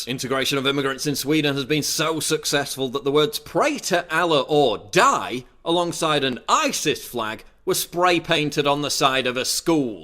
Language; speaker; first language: English; native; English